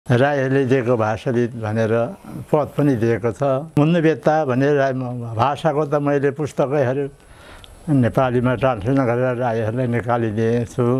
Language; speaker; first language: Nepali; non-native, local second language; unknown